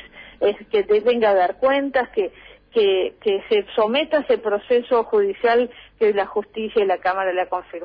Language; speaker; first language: Spanish; native; Spanish